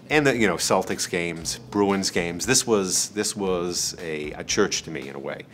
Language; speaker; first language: English; native; English